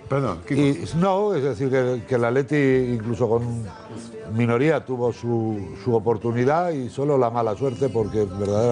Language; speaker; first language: Spanish; native; Spanish